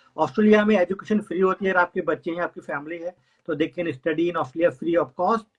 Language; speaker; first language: Hindi; native; Hindi